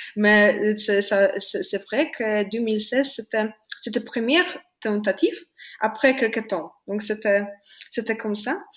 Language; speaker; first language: French; non-native, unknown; Polish